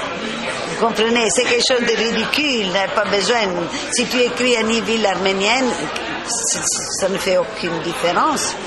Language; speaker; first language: French; non-native, fluent; Italian